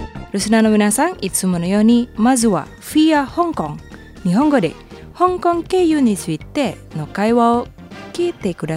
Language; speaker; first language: Japanese; non-native, fluent; Indonesian